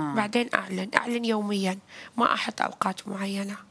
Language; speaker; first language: Arabic; native; Arabic